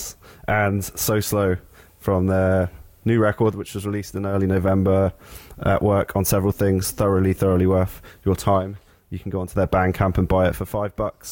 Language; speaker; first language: English; native; English